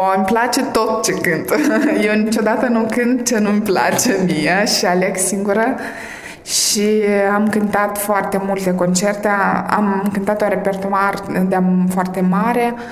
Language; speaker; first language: Romanian; early bilingual, heritage; Romanian